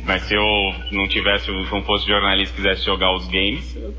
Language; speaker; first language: Portuguese; native; Portuguese